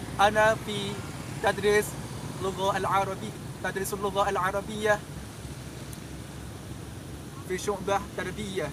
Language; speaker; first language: Arabic; non-native, learner; Indonesian